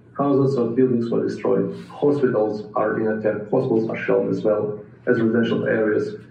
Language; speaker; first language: English; non-native, fluent; Ukrainian